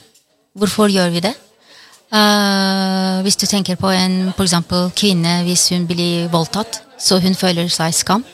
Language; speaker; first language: Norwegian; non-native, fluent; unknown